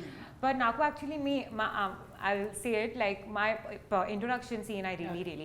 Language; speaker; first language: Telugu; non-native, learner; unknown